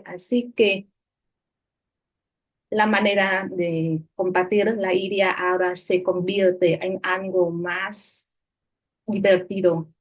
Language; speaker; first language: Spanish; non-native, fluent; Vietnamese